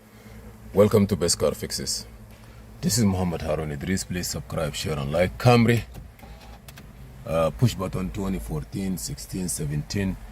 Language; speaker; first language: English; non-native, learner; Arabic